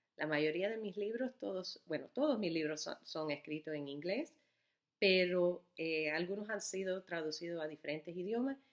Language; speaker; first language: Spanish; early bilingual, heritage; Spanish